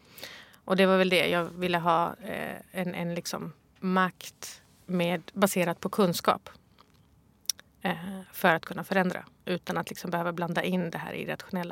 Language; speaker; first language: Swedish; early bilingual, other home language; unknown